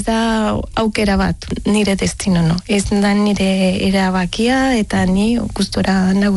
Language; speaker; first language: Basque; non-native, learner; Spanish